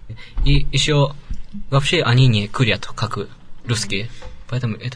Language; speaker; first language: Russian; non-native, learner; Japanese